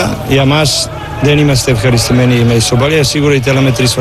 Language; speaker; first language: Greek; non-native, learner; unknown